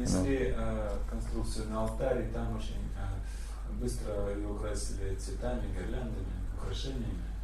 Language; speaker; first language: Russian; native; Russian